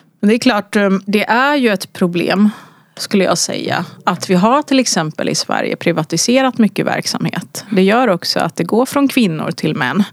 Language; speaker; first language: Swedish; early bilingual, other home language; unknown